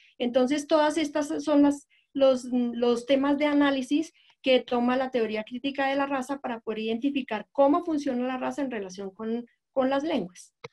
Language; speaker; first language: Spanish; native; Spanish